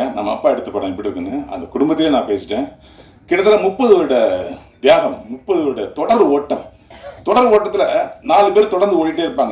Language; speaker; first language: Tamil; native; Tamil